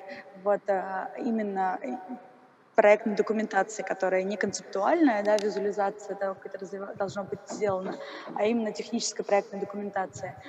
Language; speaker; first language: Russian; native; Russian